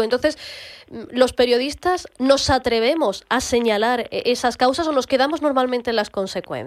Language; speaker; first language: Spanish; native; Spanish